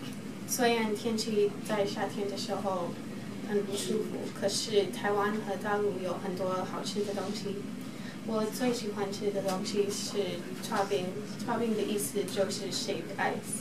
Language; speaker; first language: Chinese; early bilingual, heritage; Chinese